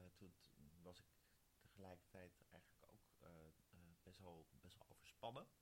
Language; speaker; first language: Dutch; native; Dutch